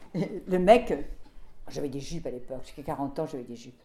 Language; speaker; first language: French; native; French